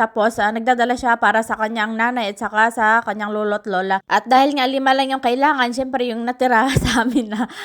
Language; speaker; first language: Filipino; native; Filipino